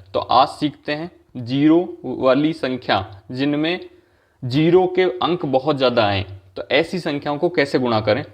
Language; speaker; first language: Hindi; native; Hindi